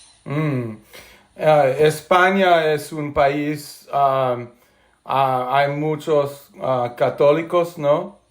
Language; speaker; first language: Spanish; non-native, fluent; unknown